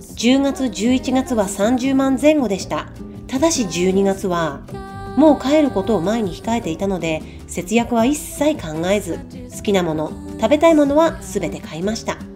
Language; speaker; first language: Japanese; native; Japanese